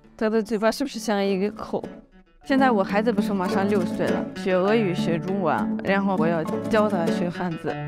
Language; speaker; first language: Chinese; non-native, fluent; Russian